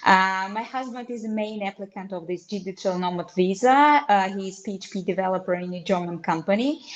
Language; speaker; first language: English; non-native, fluent; Russian